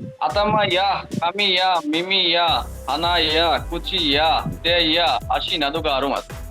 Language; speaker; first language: Japanese; non-native, learner; Bangla